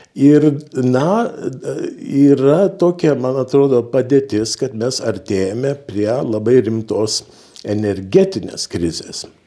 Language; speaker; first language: Lithuanian; early bilingual, heritage; Lithuanian